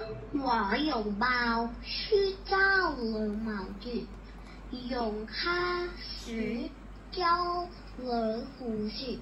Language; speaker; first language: Chinese; non-native, learner; Thai